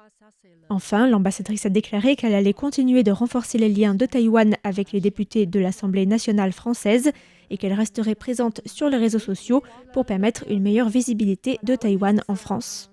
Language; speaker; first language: French; native; French